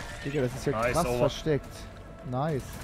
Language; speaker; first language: German; native; German